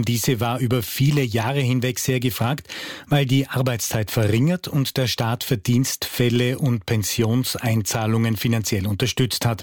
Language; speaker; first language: German; native; German